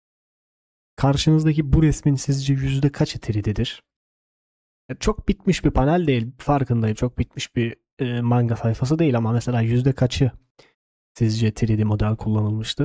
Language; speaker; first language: Turkish; native; Turkish